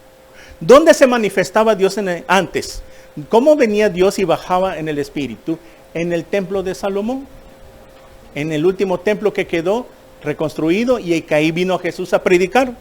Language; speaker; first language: Spanish; native; Spanish